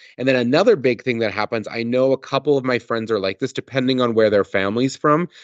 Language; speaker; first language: English; native; English